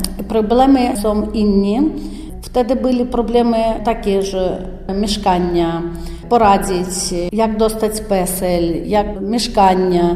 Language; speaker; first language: Polish; non-native, learner; Ukrainian